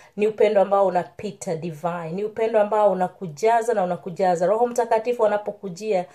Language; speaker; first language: Swahili; native; Swahili